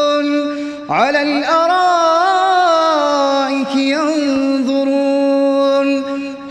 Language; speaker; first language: Arabic; native; Arabic